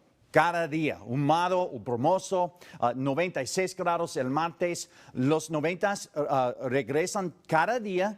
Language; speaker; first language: Spanish; non-native, learner; English